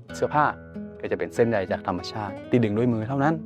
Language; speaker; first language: Thai; native; Thai